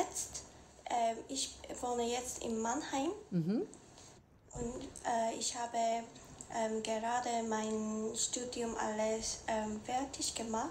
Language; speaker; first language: German; non-native, learner; Korean